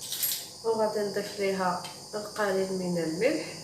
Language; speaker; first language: Arabic; native; Arabic